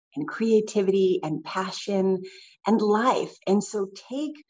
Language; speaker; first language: English; native; English